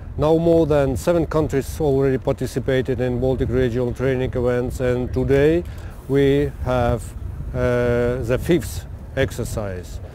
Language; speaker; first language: English; non-native, learner; Estonian